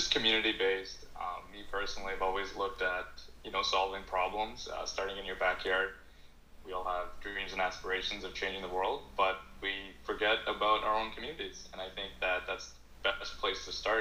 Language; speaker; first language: English; native; English